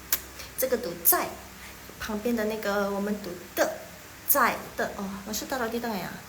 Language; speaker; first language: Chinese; non-native, fluent; Indonesian